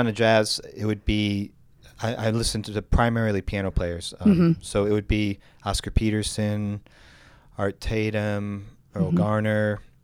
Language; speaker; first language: English; native; English